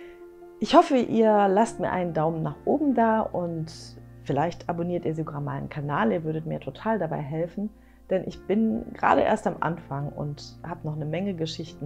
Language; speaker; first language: German; native; German